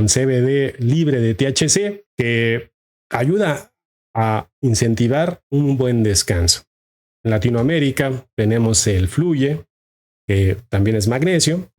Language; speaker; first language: Spanish; native; Spanish